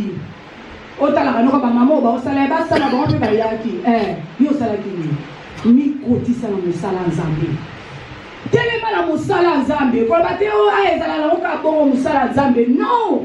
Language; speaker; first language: Lingala; native; Lingala